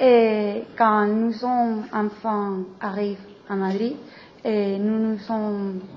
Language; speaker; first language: French; non-native, learner; Spanish